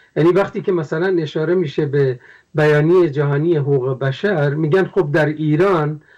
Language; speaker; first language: Persian; non-native, local second language; Kurdish